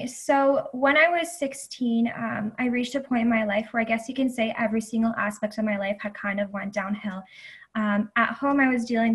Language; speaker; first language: English; native; English